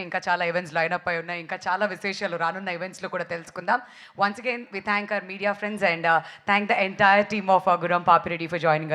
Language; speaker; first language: Telugu; native; Telugu